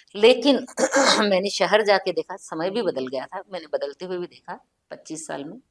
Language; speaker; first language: Hindi; native; Hindi